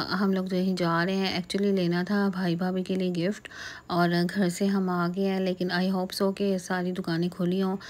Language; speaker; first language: Urdu; native; Urdu